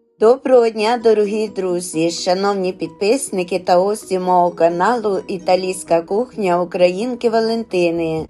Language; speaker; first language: Ukrainian; native; Ukrainian